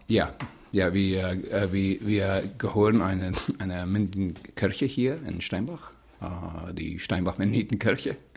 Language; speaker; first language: German; early bilingual, heritage; Plautdietsch